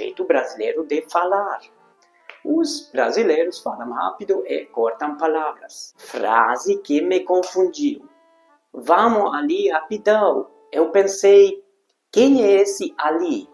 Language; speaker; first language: Portuguese; non-native, fluent; Hungarian